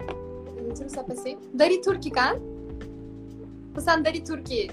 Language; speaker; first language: Indonesian; non-native, fluent; Turkish